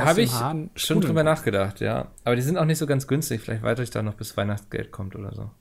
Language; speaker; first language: German; native; German